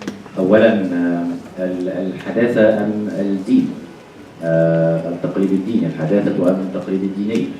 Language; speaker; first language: Arabic; native; Arabic